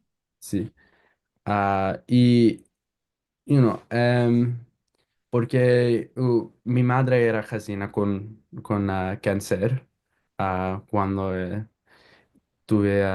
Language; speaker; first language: Spanish; non-native, learner; English